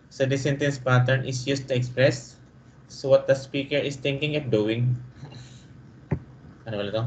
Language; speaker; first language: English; non-native, local second language; Filipino